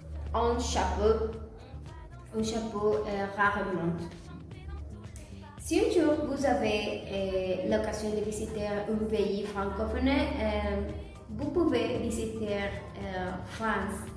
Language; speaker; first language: French; non-native, learner; Spanish